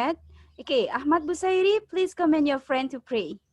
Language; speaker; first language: English; non-native, learner; Indonesian